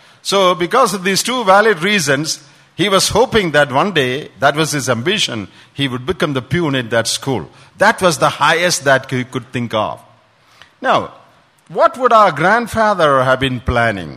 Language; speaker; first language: English; non-native, local second language; Malayalam